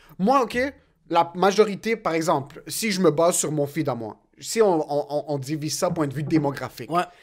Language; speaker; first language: French; early bilingual, other home language; Arabic